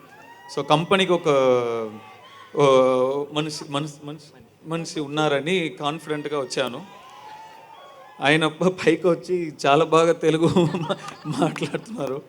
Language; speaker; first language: Telugu; non-native, learner; Tamil